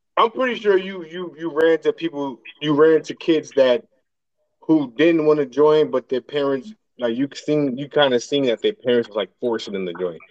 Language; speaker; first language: English; native; English